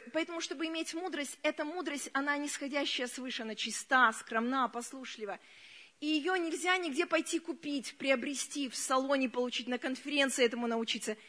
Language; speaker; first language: Russian; early bilingual, other home language; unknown